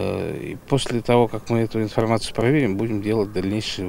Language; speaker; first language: Russian; native; Russian